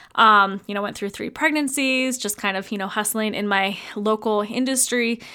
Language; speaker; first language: English; native; English